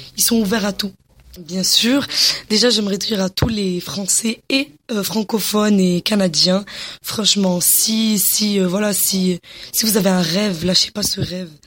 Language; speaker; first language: French; early bilingual, other home language; Arabic